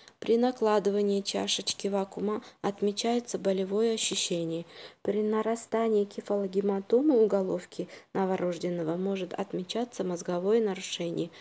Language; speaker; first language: Russian; non-native, local second language; Uzbek